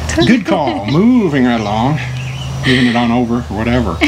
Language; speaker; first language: English; native; English